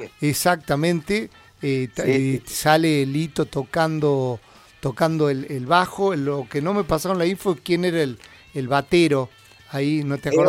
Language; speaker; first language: Spanish; native; Spanish